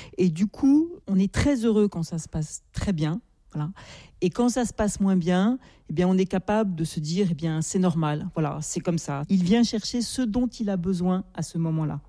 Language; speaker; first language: French; native; French